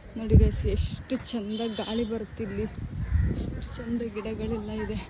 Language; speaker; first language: Kannada; non-native, local second language; Konkani